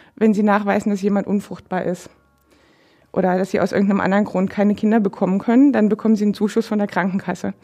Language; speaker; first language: German; native; German